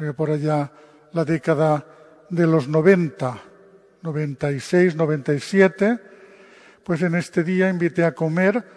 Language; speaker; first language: Spanish; non-native, local second language; Catalan